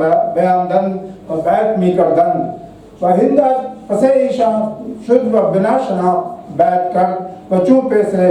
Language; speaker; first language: Persian; non-native, fluent; Urdu